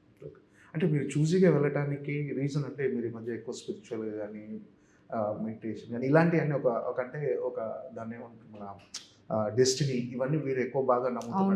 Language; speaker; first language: Telugu; native; Telugu